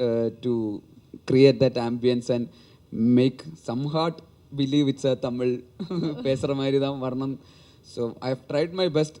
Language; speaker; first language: Tamil; non-native, learner; Malayalam